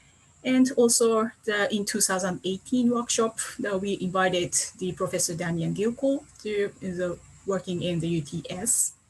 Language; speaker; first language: English; non-native, fluent; Japanese